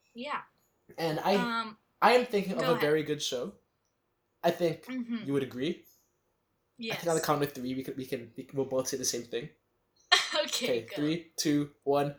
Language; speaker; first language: English; native; English